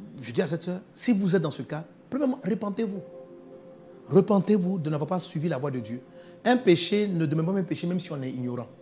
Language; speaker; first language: French; non-native, local second language; Dyula